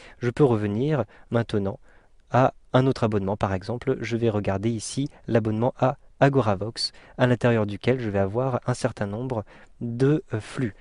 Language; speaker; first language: French; native; French